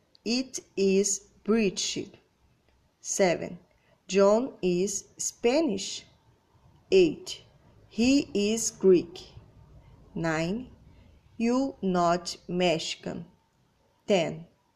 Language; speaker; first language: English; non-native, learner; Portuguese